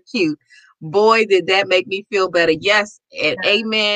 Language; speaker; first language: English; native; English